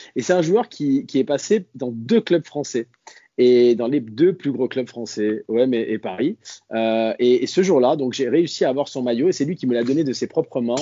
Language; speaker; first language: French; native; French